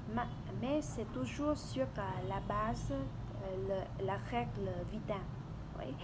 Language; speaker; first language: French; non-native, learner; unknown